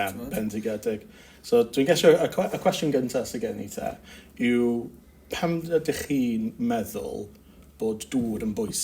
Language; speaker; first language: Welsh; non-native, local second language; English